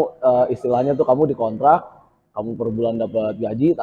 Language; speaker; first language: Indonesian; native; Indonesian